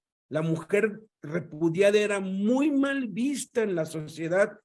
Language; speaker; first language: Spanish; native; Spanish